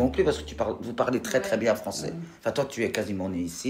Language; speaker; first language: French; native; French